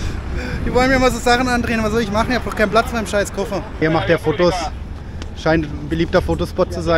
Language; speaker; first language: German; native; German